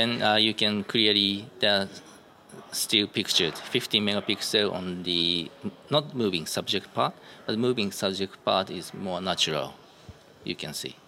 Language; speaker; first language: English; non-native, learner; Japanese